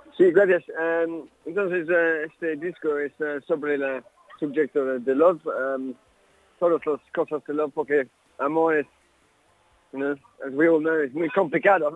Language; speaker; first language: Spanish; non-native, learner; English